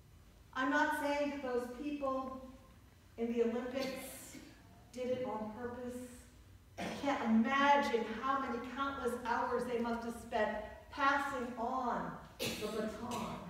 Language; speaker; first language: English; native; English